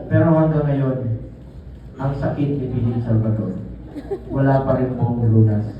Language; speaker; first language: Filipino; non-native, local second language; Cebuano